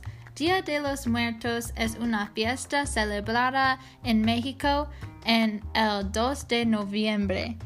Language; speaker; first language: Spanish; non-native, learner; English